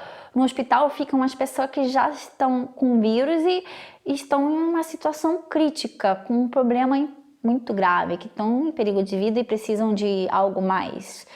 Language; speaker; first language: Portuguese; non-native, fluent; Italian